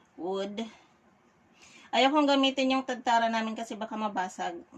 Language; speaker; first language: Filipino; non-native, local second language; Bikol